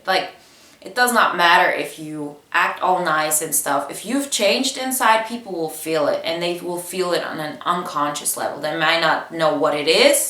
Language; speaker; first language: English; non-native, fluent; Bulgarian